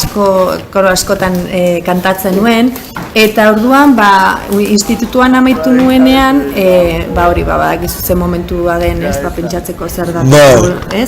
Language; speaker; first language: Basque; non-native, local second language; Spanish